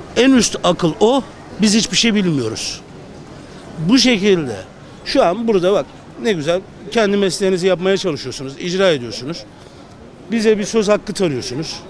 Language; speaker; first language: Turkish; native; Turkish